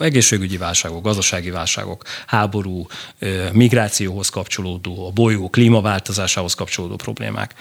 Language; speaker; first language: Hungarian; native; Hungarian